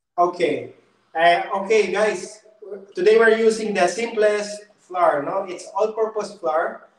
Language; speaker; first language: English; non-native, local second language; Filipino